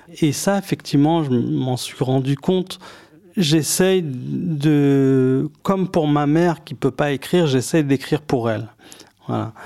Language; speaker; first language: French; early bilingual, other home language; Arabic